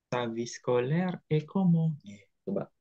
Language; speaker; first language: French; non-native, fluent; Indonesian